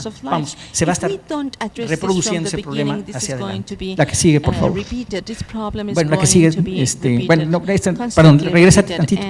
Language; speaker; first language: Spanish; native; Spanish